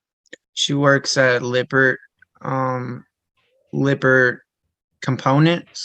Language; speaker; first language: English; native; English